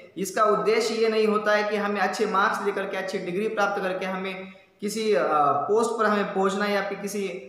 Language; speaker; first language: Hindi; non-native, local second language; Marathi